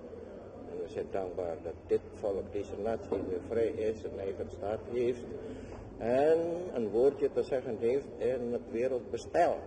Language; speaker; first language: Dutch; non-native, fluent; Indonesian